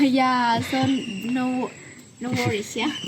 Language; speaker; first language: English; non-native, local second language; Indonesian